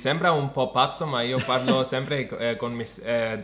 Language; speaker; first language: Italian; non-native, fluent; German